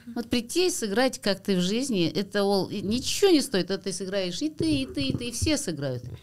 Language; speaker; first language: Russian; non-native, local second language; Kazakh